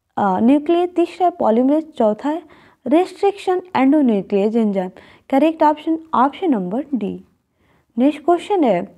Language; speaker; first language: Hindi; native; Hindi